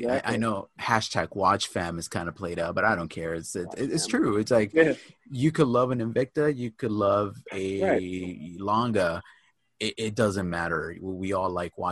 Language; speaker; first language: English; native; English